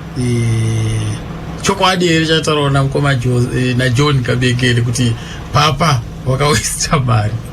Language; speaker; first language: Shona; native; Shona